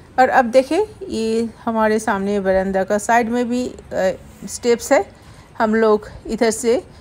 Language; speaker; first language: Hindi; non-native, local second language; Bangla